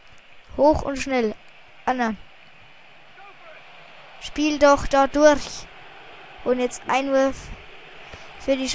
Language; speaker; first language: German; native; German